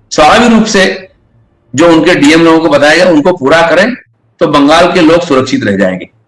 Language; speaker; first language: Hindi; non-native, local second language; Bangla